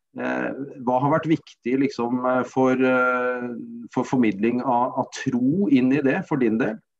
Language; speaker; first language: Norwegian; native; Norwegian